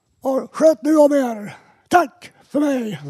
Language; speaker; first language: Swedish; native; Swedish